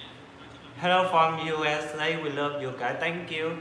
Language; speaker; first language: English; non-native, learner; Vietnamese